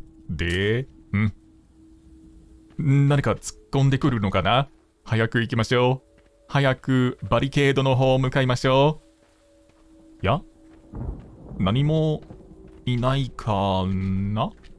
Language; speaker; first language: Japanese; non-native, fluent; English